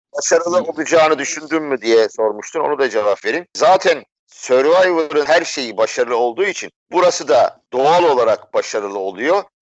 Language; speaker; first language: Turkish; native; Turkish